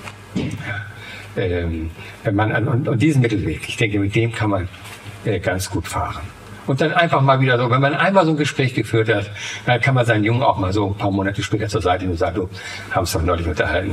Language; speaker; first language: German; native; German